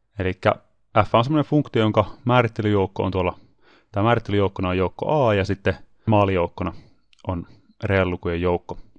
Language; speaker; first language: Finnish; native; Finnish